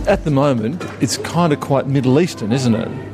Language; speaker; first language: English; native; English